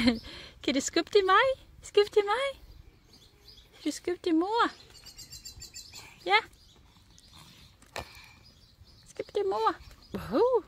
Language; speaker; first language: Danish; non-native, learner; English